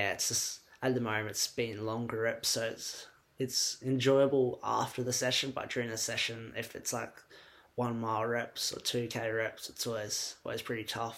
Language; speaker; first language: English; native; English